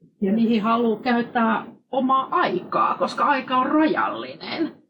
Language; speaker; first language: Finnish; non-native, fluent; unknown